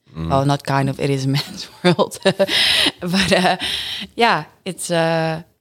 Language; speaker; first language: English; non-native, fluent; Dutch